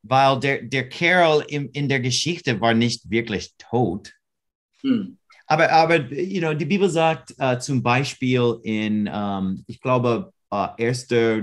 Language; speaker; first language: German; non-native, fluent; English